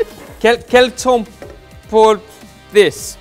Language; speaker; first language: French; non-native, learner; English